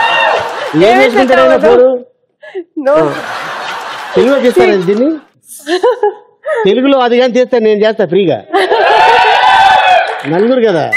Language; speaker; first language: Telugu; native; Telugu